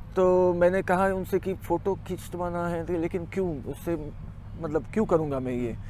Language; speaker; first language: Hindi; non-native, local second language; Marathi